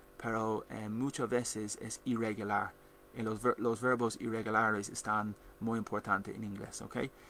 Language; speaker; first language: Spanish; non-native, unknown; English